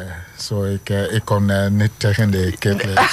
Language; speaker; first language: Dutch; non-native, fluent; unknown